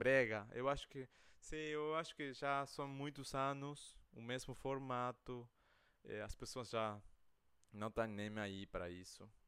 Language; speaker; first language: Portuguese; non-native, fluent; Spanish